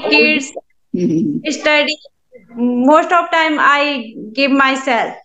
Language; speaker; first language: English; non-native, learner; Hindi